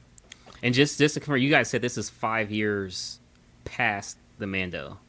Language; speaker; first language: English; native; English